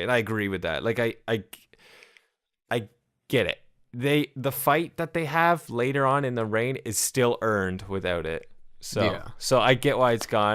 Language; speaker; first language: English; native; English